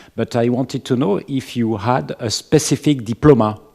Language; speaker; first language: English; non-native, learner; French